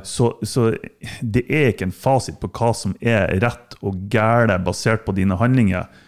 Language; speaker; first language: Norwegian; non-native, fluent; German